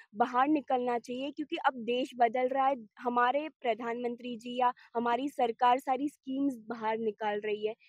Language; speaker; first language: Hindi; non-native, local second language; Gujarati